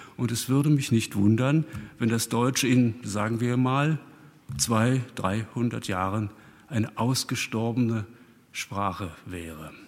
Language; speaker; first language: German; early bilingual, other home language; Russian